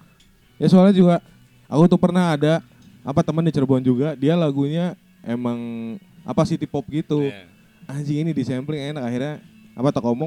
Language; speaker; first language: Indonesian; native; Indonesian